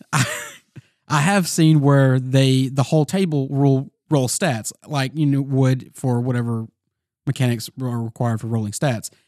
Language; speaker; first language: English; native; English